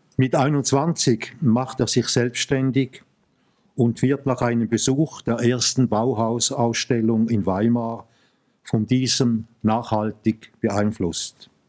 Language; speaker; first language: German; native; German